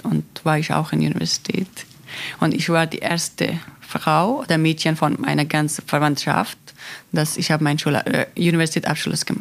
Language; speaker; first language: German; non-native, learner; Persian